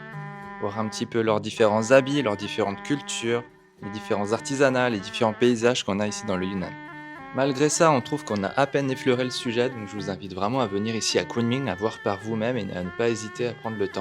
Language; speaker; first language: French; native; French